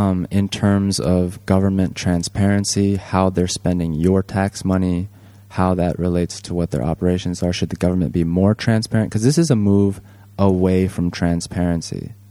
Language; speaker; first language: English; native; English